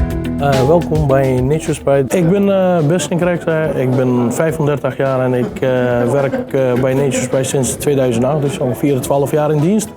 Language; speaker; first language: Dutch; non-native, fluent; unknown